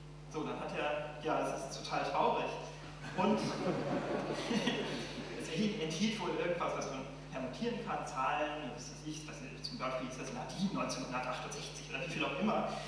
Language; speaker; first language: German; native; German